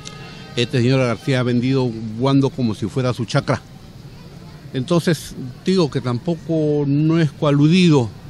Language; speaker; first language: Spanish; native; Spanish